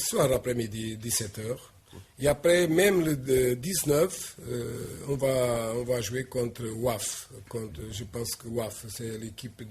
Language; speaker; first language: French; non-native, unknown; Portuguese